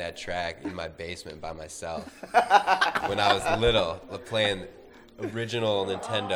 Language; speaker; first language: English; native; English